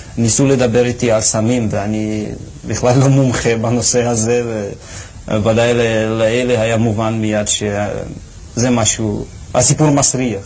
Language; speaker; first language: Hebrew; non-native, fluent; Russian